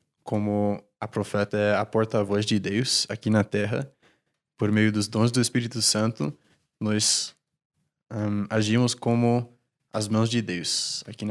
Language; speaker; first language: Portuguese; non-native, fluent; English